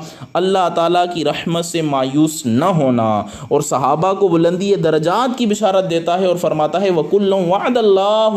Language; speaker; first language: Urdu; native; Urdu